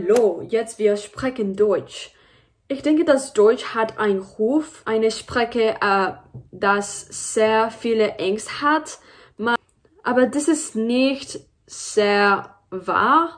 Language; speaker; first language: German; non-native, learner; Spanish